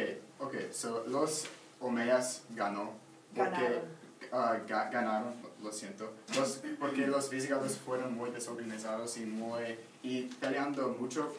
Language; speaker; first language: Spanish; non-native, learner; English